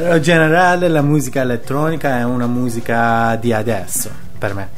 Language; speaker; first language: Italian; non-native, learner; Persian